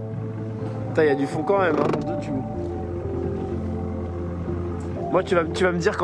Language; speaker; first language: French; native; French